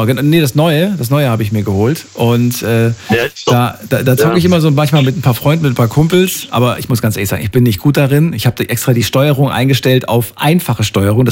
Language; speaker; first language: German; native; German